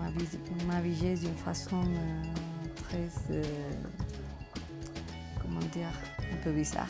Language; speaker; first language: French; non-native, fluent; Spanish